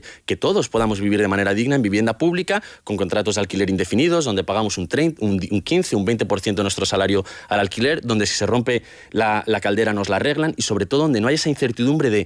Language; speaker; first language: Spanish; native; Spanish